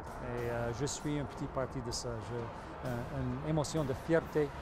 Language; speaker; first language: French; non-native, local second language; English